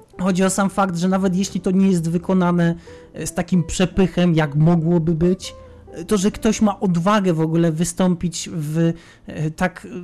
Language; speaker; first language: Polish; native; Polish